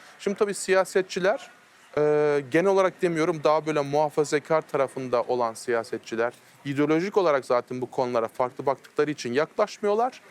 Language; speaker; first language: Turkish; early bilingual, heritage; Turkish